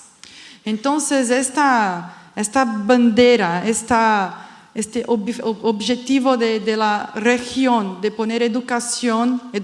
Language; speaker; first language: Spanish; non-native, fluent; Portuguese